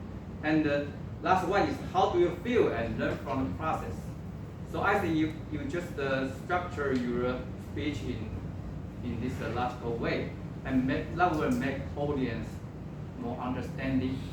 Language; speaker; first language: English; non-native, local second language; Chinese